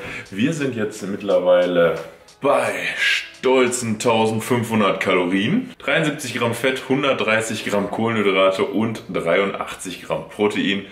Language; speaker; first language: German; native; German